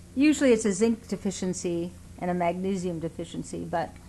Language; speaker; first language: English; native; English